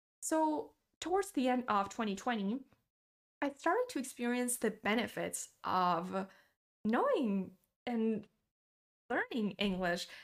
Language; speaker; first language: English; non-native, fluent; Portuguese